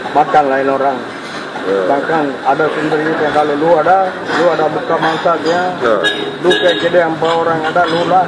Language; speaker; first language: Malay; non-native, learner; Tamil